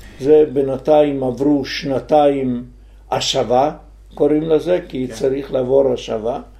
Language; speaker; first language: Hebrew; non-native, fluent; Italian